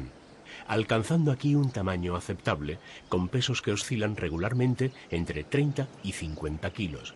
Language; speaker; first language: Spanish; native; Spanish